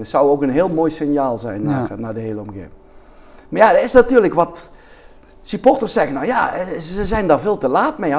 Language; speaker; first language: Dutch; native; Dutch